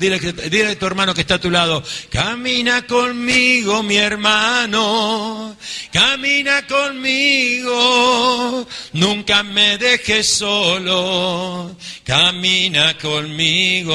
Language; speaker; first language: Spanish; native; Spanish